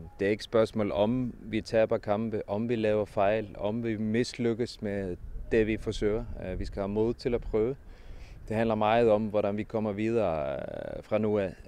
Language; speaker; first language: Danish; non-native, fluent; Icelandic